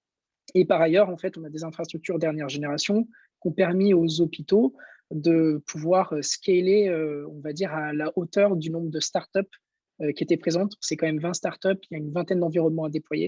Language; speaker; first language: French; native; French